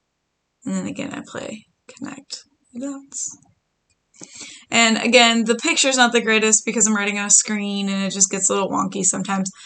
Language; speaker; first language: English; native; English